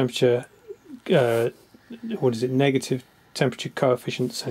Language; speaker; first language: English; native; English